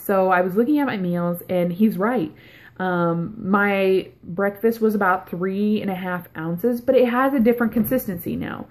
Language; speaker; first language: English; native; English